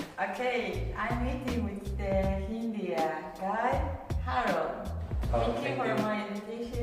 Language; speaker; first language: English; non-native, learner; Korean